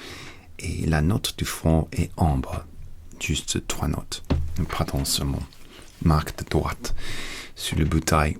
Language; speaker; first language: French; non-native, learner; English